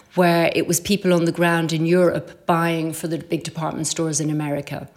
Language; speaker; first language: English; native; English